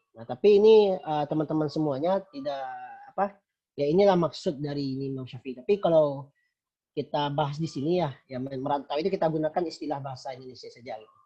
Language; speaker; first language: Indonesian; non-native, local second language; Minangkabau